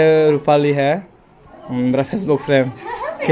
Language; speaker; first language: Hindi; non-native, local second language; Chakma